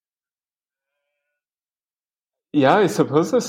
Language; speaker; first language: English; native; English